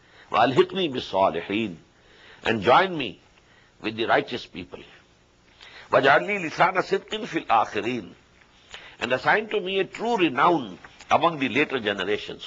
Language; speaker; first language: English; non-native, local second language; Urdu